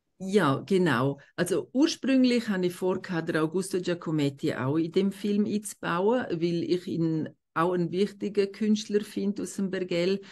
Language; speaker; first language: German; non-native, local second language; Romansh